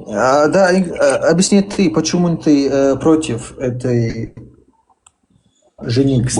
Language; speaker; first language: Russian; early bilingual, heritage; Chechen